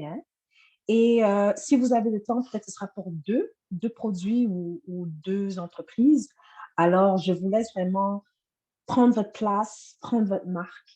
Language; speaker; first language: French; native; French